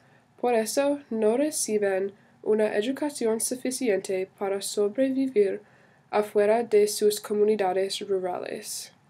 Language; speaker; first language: Spanish; non-native, learner; English